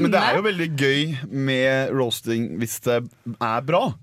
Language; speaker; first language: Norwegian; native; Norwegian